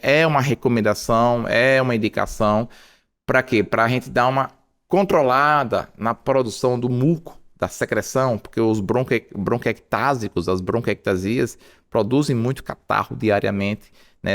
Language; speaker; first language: Portuguese; native; Portuguese